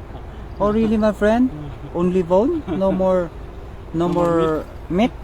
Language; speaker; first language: English; non-native, local second language; Filipino